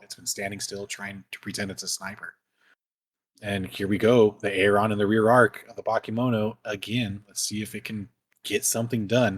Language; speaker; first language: English; native; English